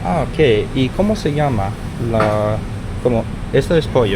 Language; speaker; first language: Spanish; non-native, learner; English